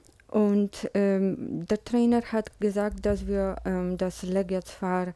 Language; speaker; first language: German; non-native, fluent; Polish